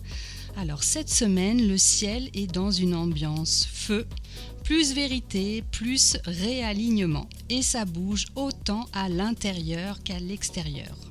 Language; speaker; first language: French; native; French